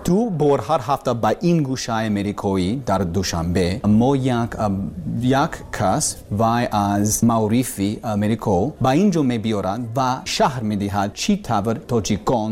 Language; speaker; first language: Persian; non-native, learner; English